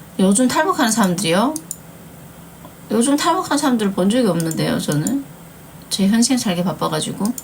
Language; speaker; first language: Korean; native; Korean